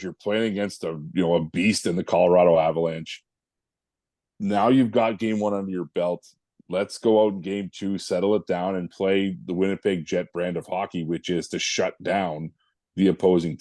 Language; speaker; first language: English; native; English